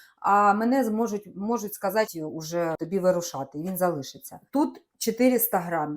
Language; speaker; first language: Ukrainian; non-native, local second language; Russian